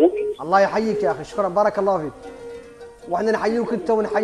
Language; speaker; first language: Arabic; native; Arabic